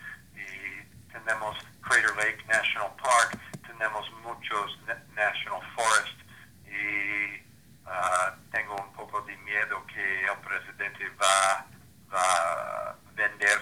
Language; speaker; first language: Spanish; non-native, learner; English